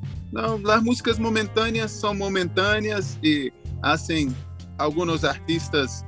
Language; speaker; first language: Spanish; non-native, learner; Portuguese